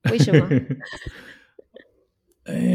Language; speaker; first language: Chinese; non-native, learner; Indonesian